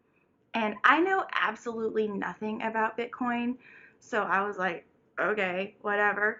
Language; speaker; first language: English; native; English